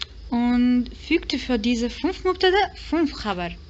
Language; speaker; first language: German; non-native, fluent; Arabic